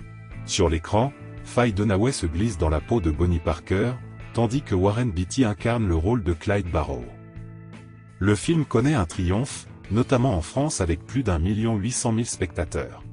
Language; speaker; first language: French; native; French